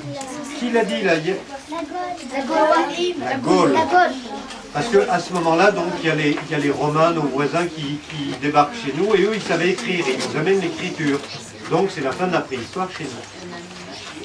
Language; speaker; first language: French; native; French